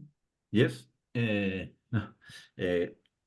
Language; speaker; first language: English; non-native, fluent; Spanish